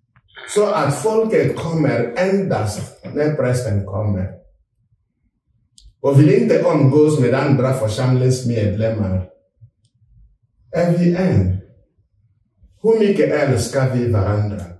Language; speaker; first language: Swedish; non-native, fluent; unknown